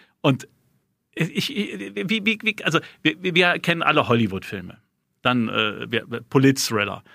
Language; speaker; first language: German; native; German